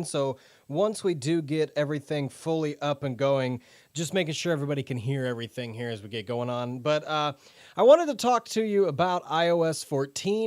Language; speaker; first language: English; native; English